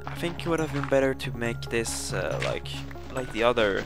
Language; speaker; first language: English; non-native, fluent; Swedish